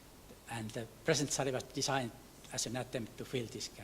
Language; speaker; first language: English; non-native, fluent; Finnish